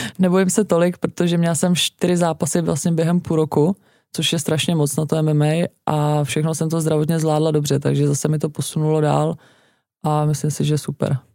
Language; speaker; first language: Czech; native; Czech